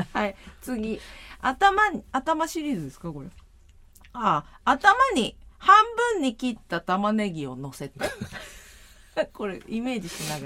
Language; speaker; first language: Japanese; native; Japanese